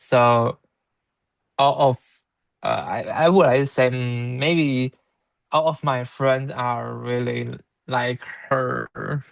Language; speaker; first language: English; non-native, learner; Chinese